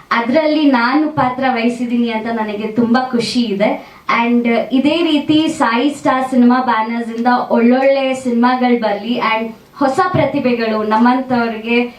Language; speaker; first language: Kannada; native; Kannada